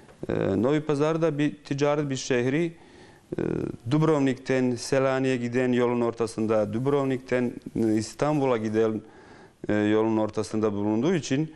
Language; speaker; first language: Turkish; non-native, fluent; Bosnian